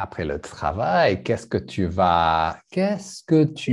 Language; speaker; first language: French; non-native, fluent; English